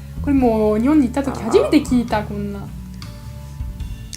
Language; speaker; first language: Japanese; non-native, learner; French